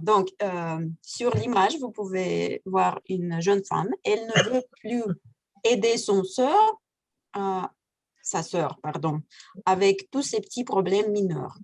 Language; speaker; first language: French; non-native, fluent; Russian